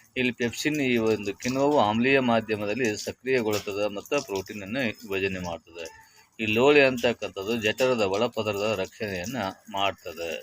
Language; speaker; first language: Kannada; native; Kannada